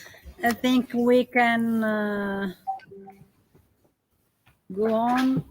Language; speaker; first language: English; non-native, fluent; Italian